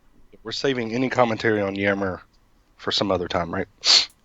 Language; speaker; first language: English; native; English